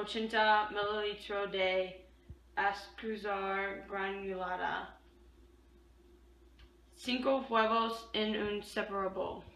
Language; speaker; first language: Spanish; non-native, learner; English